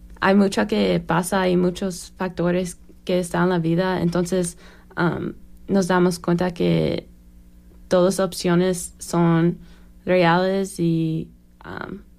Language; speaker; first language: Spanish; non-native, learner; English